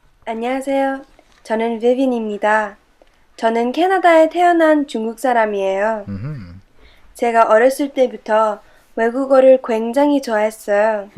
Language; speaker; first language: Korean; early bilingual, heritage; Chinese